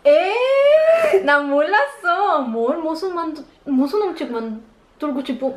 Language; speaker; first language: Korean; non-native, learner; Spanish